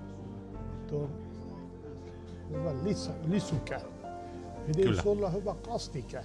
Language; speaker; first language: Finnish; non-native, learner; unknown